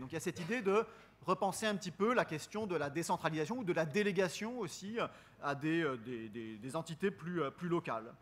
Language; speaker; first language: French; native; French